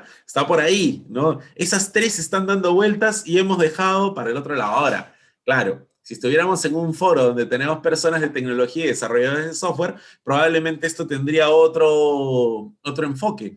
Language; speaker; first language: Spanish; native; Spanish